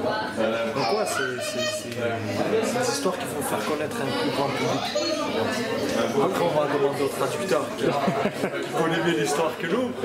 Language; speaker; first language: French; native; French